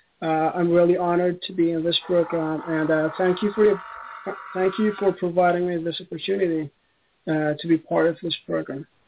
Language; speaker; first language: English; non-native, fluent; Persian